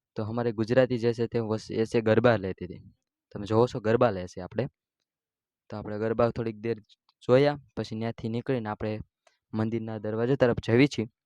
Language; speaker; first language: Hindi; non-native, local second language; Gujarati